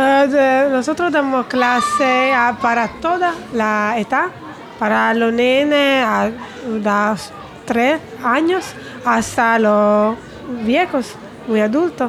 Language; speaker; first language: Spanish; non-native, fluent; Italian